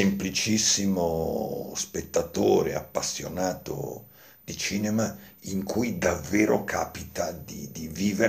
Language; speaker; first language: Italian; native; Italian